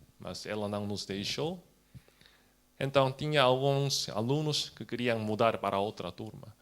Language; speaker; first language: Portuguese; non-native, fluent; Korean